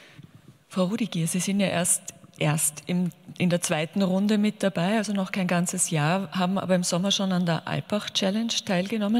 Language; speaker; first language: German; native; German